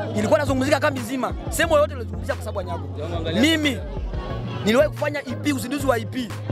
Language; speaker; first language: Swahili; non-native, local second language; Bembe